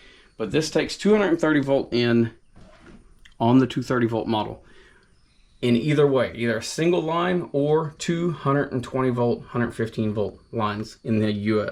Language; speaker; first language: English; native; English